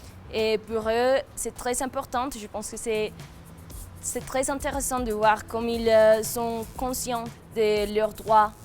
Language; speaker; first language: French; non-native, fluent; Spanish